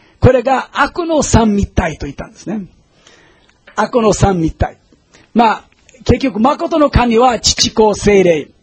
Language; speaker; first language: Japanese; non-native, fluent; English